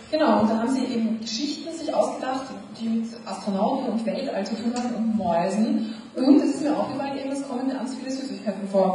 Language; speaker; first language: German; native; German